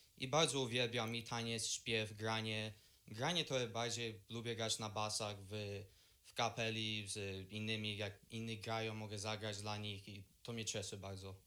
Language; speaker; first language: Polish; early bilingual, heritage; Polish